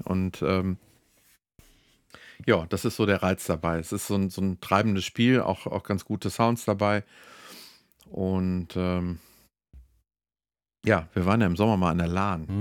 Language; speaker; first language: German; native; German